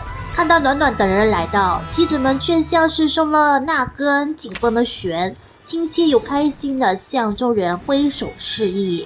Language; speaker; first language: Chinese; native; Chinese